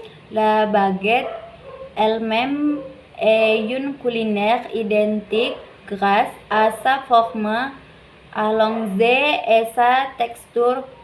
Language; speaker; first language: French; non-native, learner; Indonesian